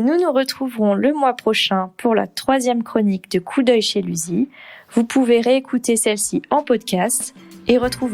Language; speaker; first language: French; native; French